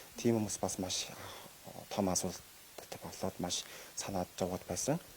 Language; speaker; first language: Mongolian; non-native, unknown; Korean